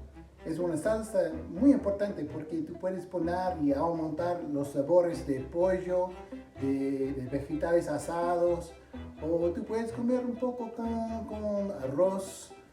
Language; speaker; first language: Spanish; non-native, fluent; English